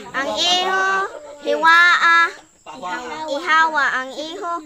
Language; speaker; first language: Cebuano; native; Cebuano